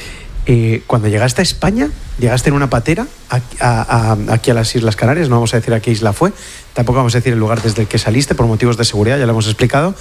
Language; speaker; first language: Spanish; native; Spanish